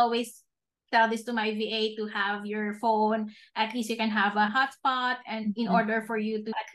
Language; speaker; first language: English; non-native, local second language; Filipino